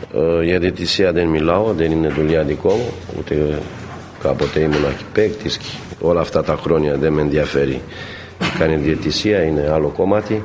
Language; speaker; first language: Greek; non-native, fluent; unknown